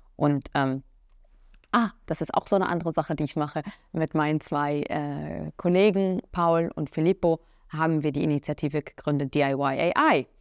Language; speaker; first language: German; early bilingual, other home language; Arabic